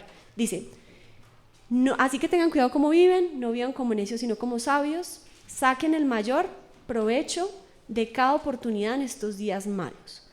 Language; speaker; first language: Spanish; native; Spanish